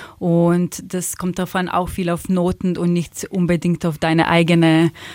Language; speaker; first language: German; non-native, learner; Slovenian